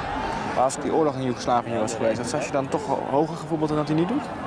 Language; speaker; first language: Dutch; native; Dutch